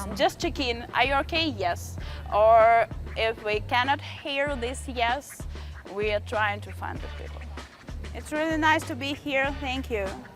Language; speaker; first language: English; non-native, fluent; Ukrainian